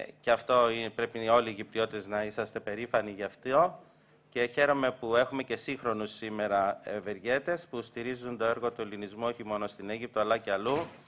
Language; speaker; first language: Greek; early bilingual, heritage; Greek